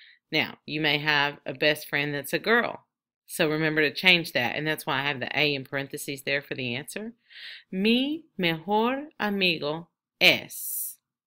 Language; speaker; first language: English; native; English